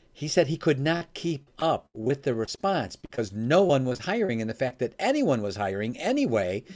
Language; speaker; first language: English; native; English